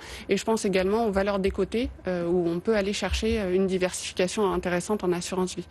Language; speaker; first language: French; native; French